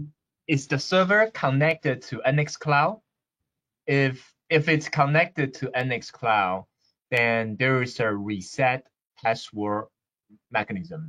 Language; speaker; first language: English; non-native, fluent; Chinese